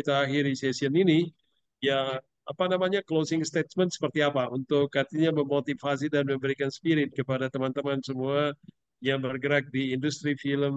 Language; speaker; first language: Indonesian; native; Indonesian